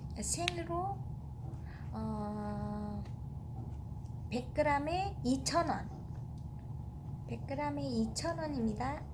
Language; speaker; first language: Korean; non-native, learner; Vietnamese